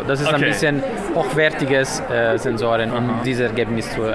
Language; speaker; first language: German; non-native, learner; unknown